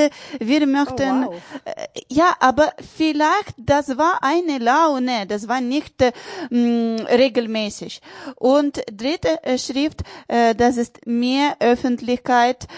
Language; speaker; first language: German; non-native, learner; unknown